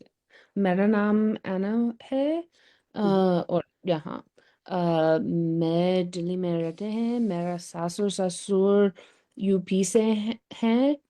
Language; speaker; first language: Hindi; non-native, learner; English